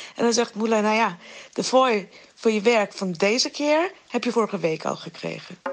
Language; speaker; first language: Dutch; non-native, fluent; Persian